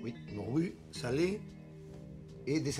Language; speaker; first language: French; non-native, learner; Catalan